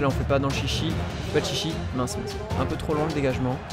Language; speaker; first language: French; native; French